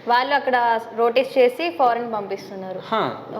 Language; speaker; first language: Telugu; native; Telugu